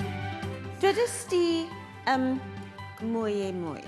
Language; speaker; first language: Welsh; non-native, learner; English